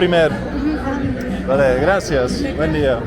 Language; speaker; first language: Spanish; non-native, learner; Dutch